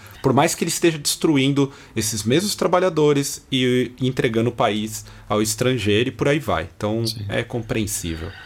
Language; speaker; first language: Portuguese; native; Portuguese